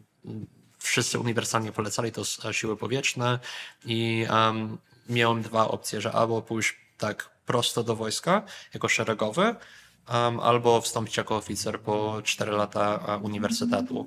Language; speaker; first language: Polish; early bilingual, heritage; Polish